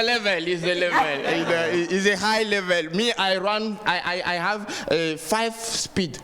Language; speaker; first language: English; non-native, learner; French